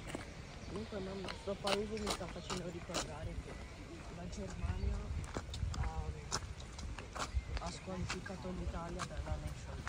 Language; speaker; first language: Italian; early bilingual, other home language; Filipino